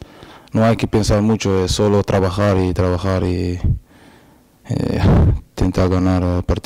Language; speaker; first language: Spanish; non-native, learner; Portuguese